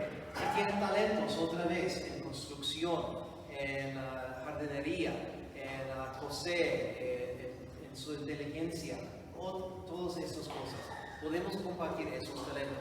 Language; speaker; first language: Spanish; non-native, fluent; English